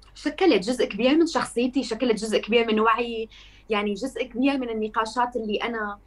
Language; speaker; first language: Arabic; native; Arabic